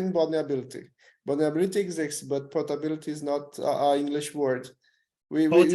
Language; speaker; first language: English; non-native, learner; Portuguese